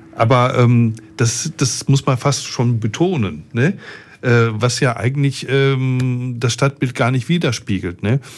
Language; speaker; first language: German; native; German